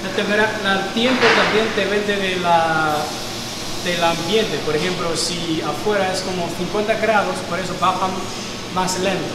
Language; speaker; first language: Spanish; non-native, fluent; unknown